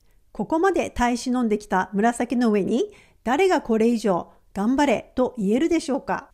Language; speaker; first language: Japanese; native; Japanese